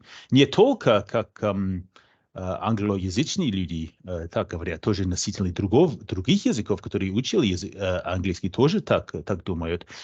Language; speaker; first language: Russian; non-native, fluent; English